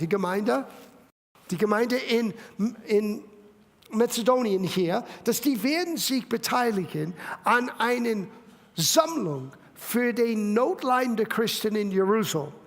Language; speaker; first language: German; non-native, fluent; English